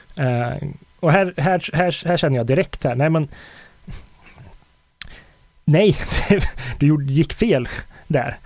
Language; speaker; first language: Swedish; native; Swedish